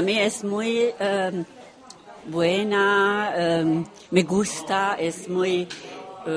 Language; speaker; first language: Spanish; non-native, learner; Romanian